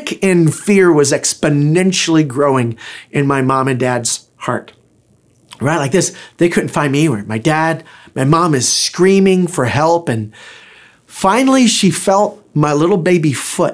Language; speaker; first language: English; native; English